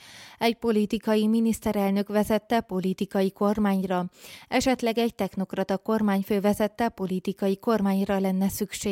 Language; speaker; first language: Hungarian; native; Hungarian